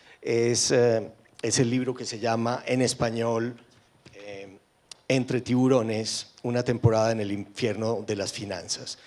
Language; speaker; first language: Spanish; native; Spanish